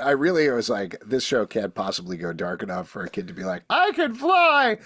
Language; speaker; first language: English; native; English